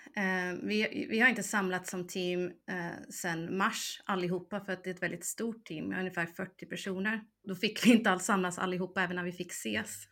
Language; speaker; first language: Swedish; early bilingual, heritage; Swedish